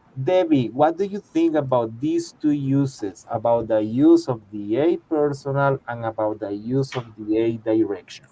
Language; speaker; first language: English; non-native, fluent; Spanish